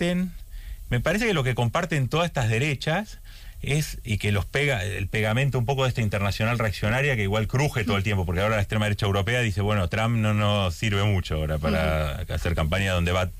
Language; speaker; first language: Spanish; native; Spanish